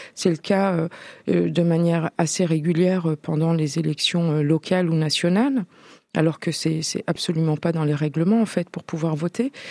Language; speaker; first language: French; native; French